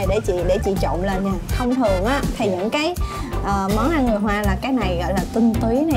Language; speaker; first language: Vietnamese; native; Vietnamese